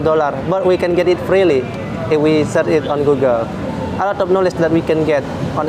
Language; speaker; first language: English; non-native, fluent; Indonesian